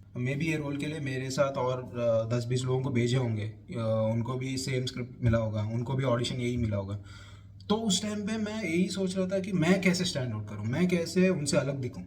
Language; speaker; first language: Hindi; non-native, local second language; Telugu